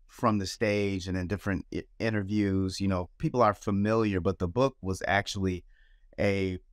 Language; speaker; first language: English; native; English